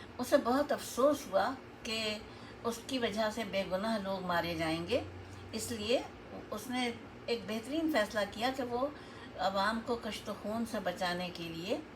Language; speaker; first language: Urdu; native; Urdu